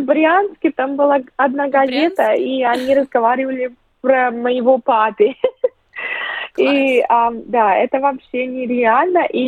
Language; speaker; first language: Russian; early bilingual, other home language; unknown